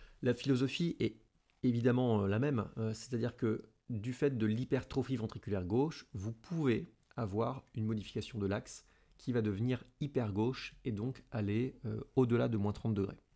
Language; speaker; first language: French; native; French